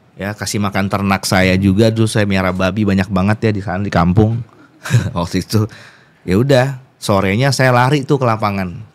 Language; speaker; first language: Indonesian; native; Indonesian